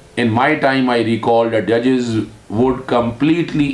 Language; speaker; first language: English; non-native, local second language; Urdu